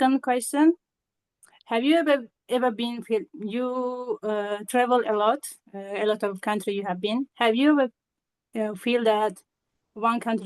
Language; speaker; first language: English; non-native, learner; Azerbaijani